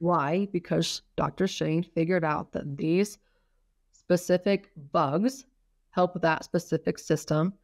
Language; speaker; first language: English; native; English